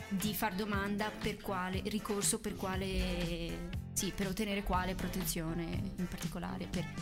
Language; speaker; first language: Italian; early bilingual, other home language; Arabic